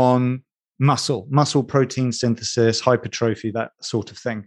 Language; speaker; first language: English; native; English